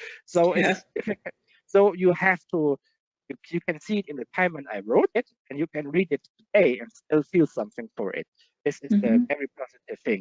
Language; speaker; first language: English; non-native, fluent; German